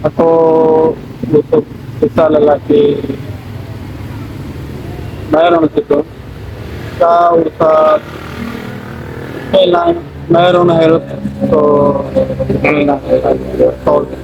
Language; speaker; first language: Filipino; non-native, learner; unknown